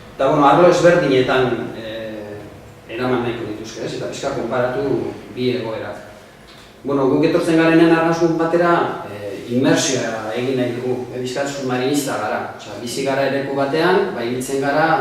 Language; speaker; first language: Basque; non-native, local second language; Spanish